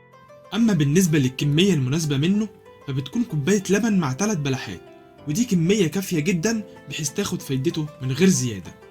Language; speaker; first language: Arabic; native; Arabic